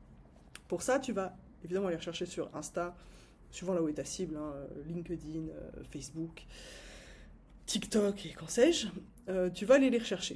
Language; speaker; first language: French; native; French